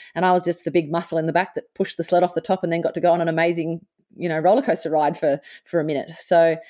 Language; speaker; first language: English; native; English